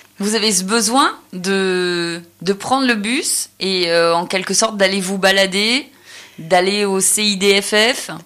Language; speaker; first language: French; native; French